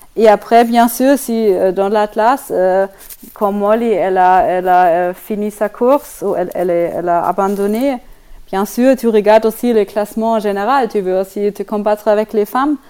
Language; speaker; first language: French; non-native, learner; German